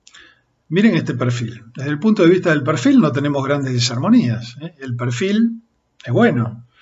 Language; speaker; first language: Spanish; native; Spanish